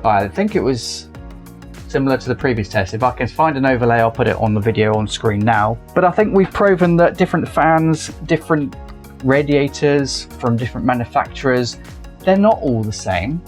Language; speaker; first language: English; native; English